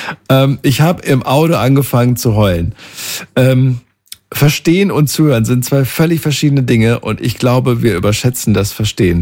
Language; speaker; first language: German; native; German